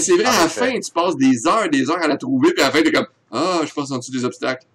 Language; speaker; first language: French; native; French